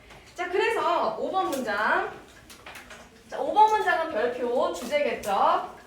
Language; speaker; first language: Korean; native; Korean